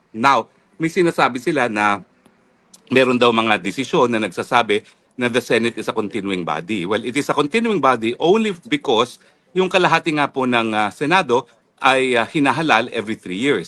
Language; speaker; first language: Filipino; native; Filipino